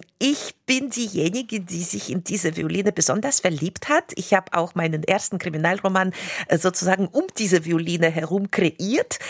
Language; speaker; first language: German; non-native, fluent; Russian